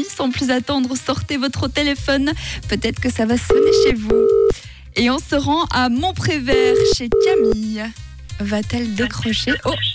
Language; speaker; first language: French; native; French